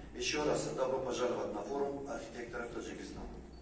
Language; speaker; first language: Russian; non-native, local second language; Tajik